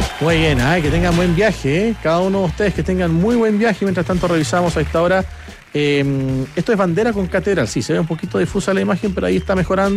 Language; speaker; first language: Spanish; native; Spanish